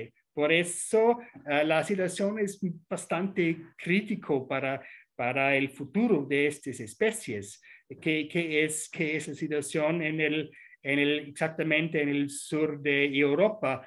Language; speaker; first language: Spanish; non-native, fluent; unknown